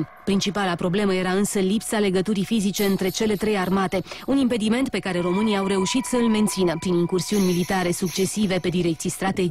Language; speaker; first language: Romanian; native; Romanian